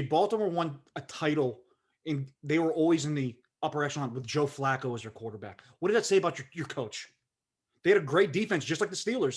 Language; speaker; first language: English; native; English